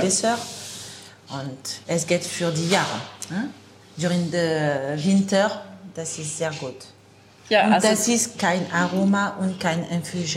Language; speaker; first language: German; non-native, learner; French